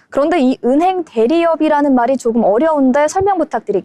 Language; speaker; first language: Korean; native; Korean